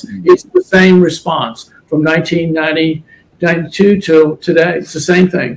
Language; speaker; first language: English; native; English